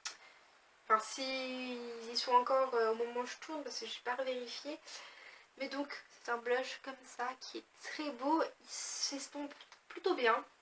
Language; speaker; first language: French; native; French